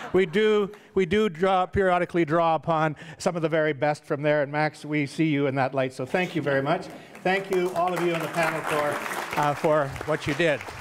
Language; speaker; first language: English; native; English